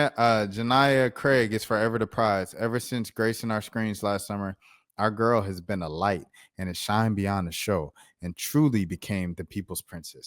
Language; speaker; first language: English; native; English